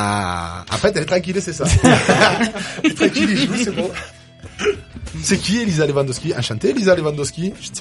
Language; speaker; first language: French; native; French